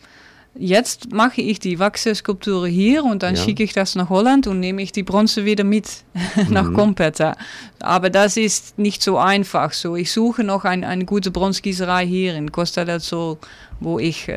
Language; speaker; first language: German; non-native, learner; Dutch